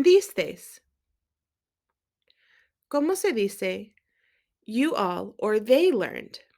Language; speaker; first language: Spanish; non-native, learner; English